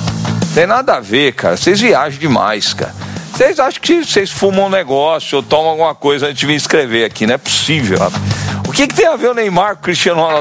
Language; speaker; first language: Portuguese; native; Portuguese